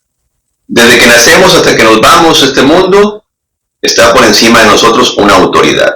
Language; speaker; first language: Spanish; native; Spanish